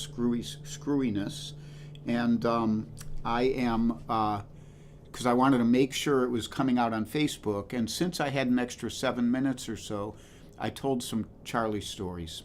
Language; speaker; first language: English; native; English